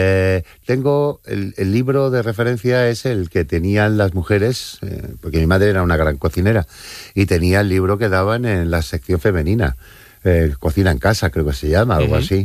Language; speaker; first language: Spanish; native; Spanish